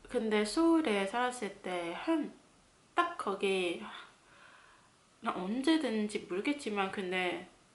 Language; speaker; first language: Korean; non-native, fluent; Cantonese